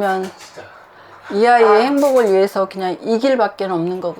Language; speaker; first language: Korean; native; Korean